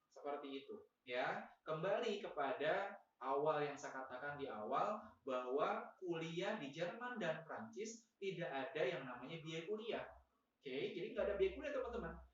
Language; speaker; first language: Indonesian; native; Indonesian